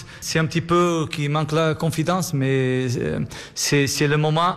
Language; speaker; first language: French; non-native, learner; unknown